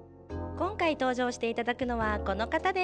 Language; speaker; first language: Japanese; native; Japanese